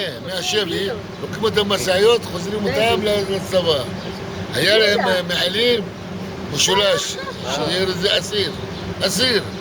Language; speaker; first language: Hebrew; non-native, local second language; Arabic